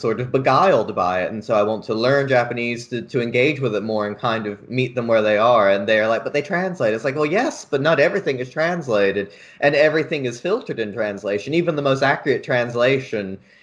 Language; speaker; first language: English; native; English